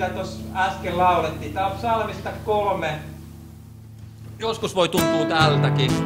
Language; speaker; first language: Finnish; native; Finnish